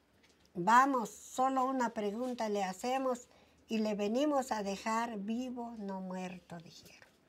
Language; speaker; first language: Spanish; non-native, local second language; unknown